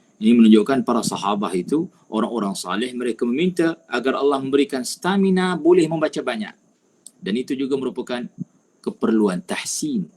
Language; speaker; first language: Malay; native; Malay